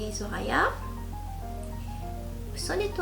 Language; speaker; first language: French; non-native, fluent; Japanese